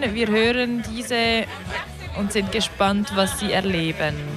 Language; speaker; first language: German; native; German